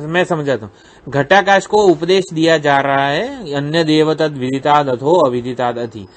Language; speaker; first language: Hindi; non-native, local second language; Gujarati